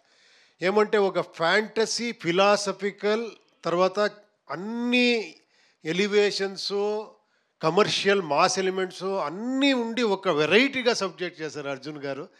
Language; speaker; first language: Telugu; non-native, fluent; Kannada